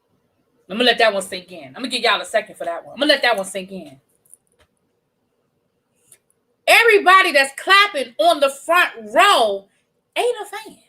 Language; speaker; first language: English; native; English